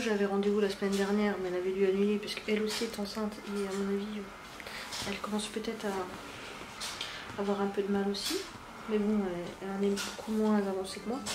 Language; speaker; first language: French; native; French